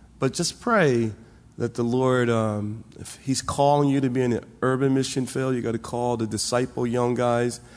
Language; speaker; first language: English; native; English